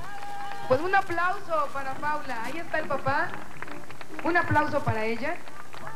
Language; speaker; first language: Spanish; native; Spanish